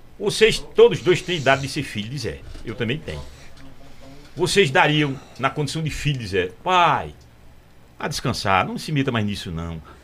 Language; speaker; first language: Portuguese; native; Portuguese